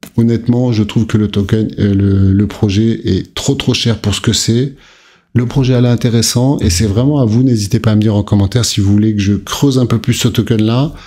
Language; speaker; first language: French; native; French